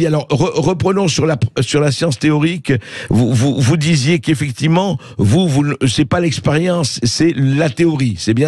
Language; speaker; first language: French; native; French